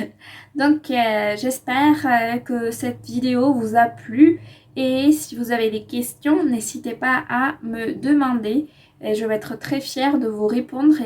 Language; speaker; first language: French; non-native, fluent; Spanish